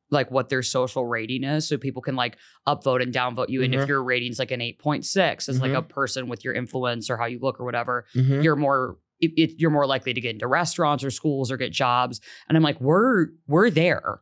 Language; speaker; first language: English; native; English